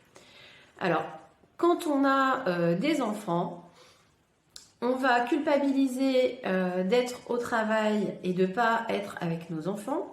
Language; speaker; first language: French; native; French